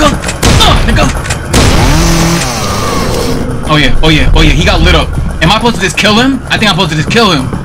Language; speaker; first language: English; native; English